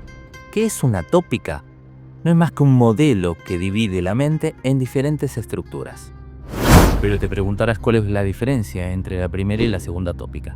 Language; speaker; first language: Spanish; native; Spanish